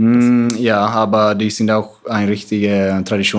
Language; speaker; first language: German; non-native, fluent; Swedish